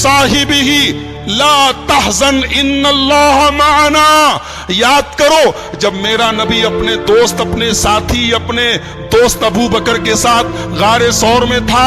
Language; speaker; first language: Urdu; native; Urdu